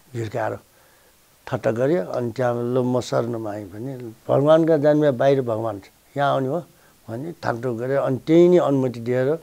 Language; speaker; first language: Nepali; non-native, local second language; Newari